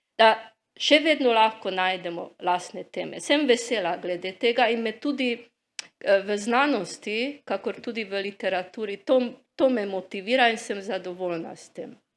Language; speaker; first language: Slovenian; non-native, local second language; Hungarian